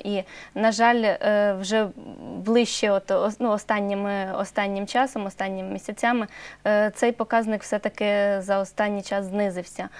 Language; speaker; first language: Ukrainian; native; Ukrainian